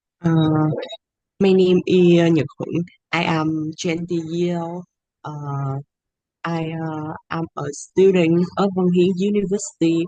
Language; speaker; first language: English; non-native, learner; Vietnamese